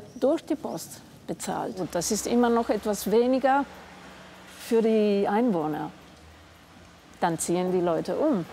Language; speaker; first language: German; non-native, fluent; Italian